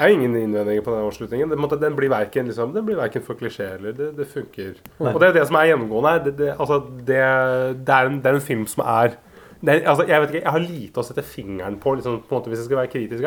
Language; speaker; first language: Norwegian; native; Norwegian